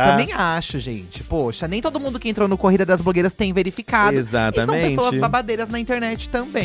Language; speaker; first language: Portuguese; native; Portuguese